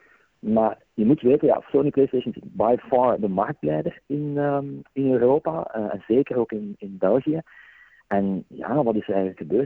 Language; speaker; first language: Dutch; native; Dutch